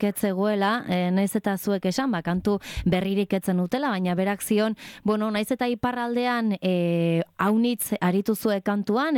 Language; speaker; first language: Basque; native; Basque